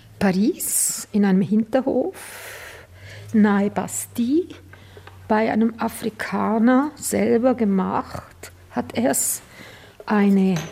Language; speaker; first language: German; native; German